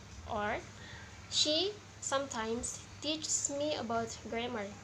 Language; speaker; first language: English; non-native, learner; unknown